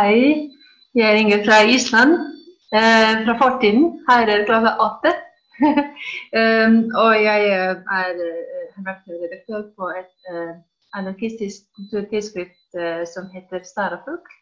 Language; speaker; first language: Danish; non-native, fluent; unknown